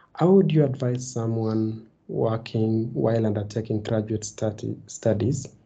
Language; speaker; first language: English; non-native, local second language; Kalenjin